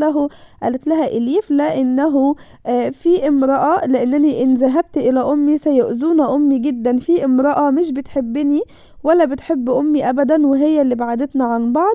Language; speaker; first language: Arabic; native; Arabic